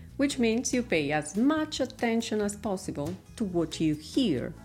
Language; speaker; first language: English; non-native, fluent; Italian